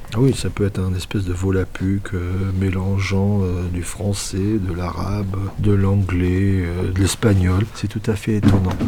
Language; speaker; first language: French; native; French